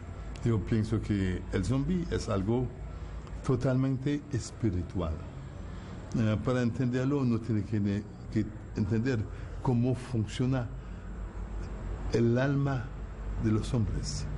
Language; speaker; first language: Spanish; non-native, fluent; Haitian Creole